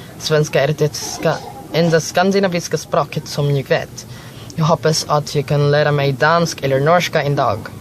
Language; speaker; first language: Swedish; non-native, learner; Filipino